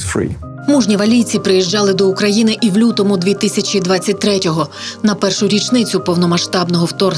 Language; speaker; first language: Ukrainian; native; Ukrainian